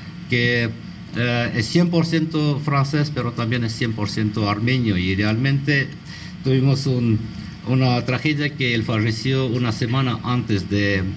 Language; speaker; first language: Spanish; non-native, fluent; Armenian